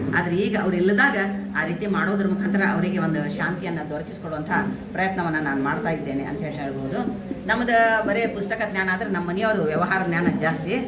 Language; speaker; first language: Kannada; native; Kannada